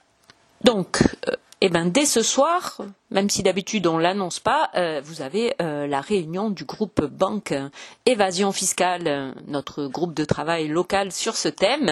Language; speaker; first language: French; native; French